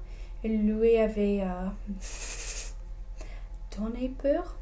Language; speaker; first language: French; non-native, learner; English